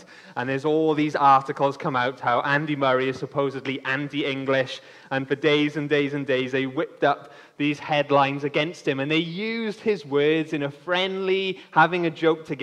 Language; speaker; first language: English; native; English